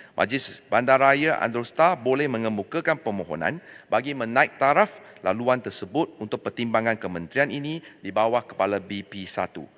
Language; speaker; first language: Malay; non-native, local second language; Chinese